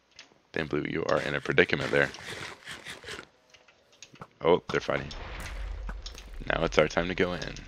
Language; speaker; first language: English; native; English